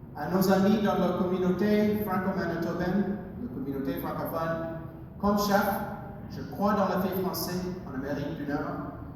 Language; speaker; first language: French; non-native, local second language; English